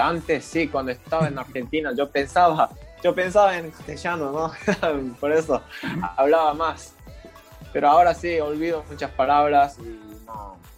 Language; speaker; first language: Spanish; non-native, learner; Japanese